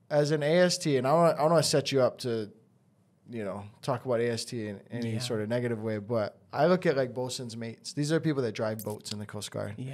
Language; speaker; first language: English; native; English